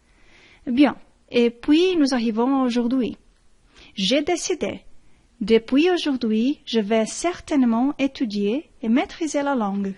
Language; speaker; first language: French; non-native, learner; Portuguese